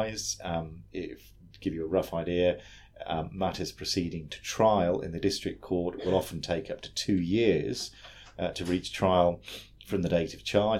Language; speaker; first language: English; native; English